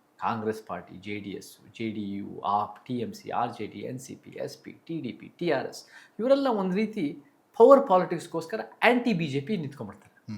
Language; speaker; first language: Kannada; early bilingual, heritage; Kannada